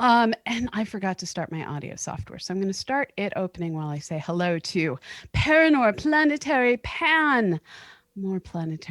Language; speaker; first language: English; native; English